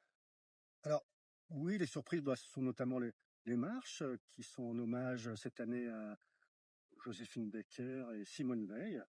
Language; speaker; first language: French; native; French